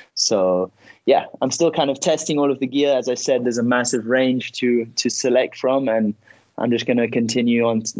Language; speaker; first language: English; early bilingual, heritage; Spanish